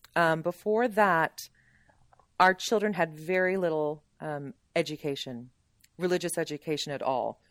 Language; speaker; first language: English; native; English